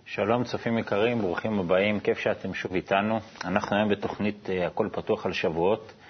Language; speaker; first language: Hebrew; native; Hebrew